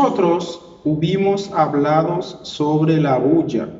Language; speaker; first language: Spanish; non-native, learner; Haitian Creole